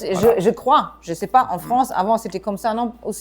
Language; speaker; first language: French; non-native, fluent; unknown